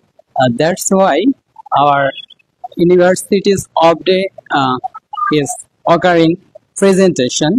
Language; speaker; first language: English; non-native, learner; Bangla